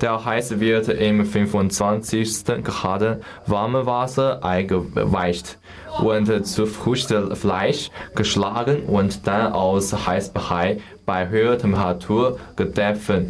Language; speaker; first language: German; non-native, learner; Chinese